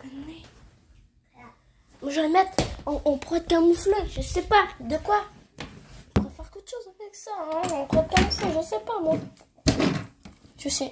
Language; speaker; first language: French; native; French